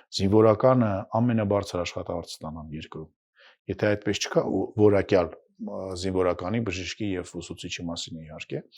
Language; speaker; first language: Armenian; non-native, fluent; Russian